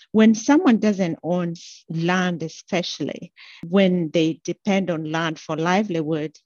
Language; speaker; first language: English; non-native, local second language; Gusii